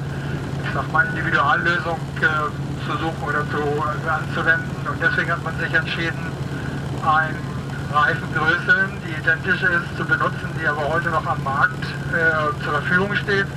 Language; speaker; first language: German; native; German